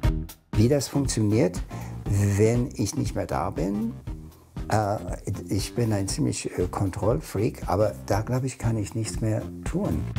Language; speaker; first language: German; non-native, fluent; English